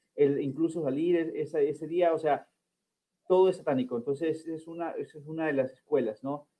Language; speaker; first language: Spanish; early bilingual, heritage; Spanish